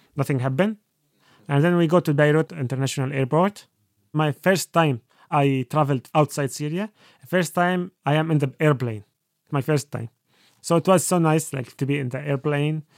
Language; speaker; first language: English; non-native, fluent; Arabic